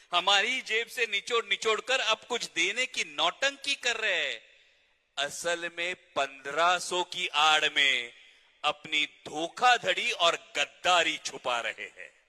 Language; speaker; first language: Hindi; non-native, local second language; Marathi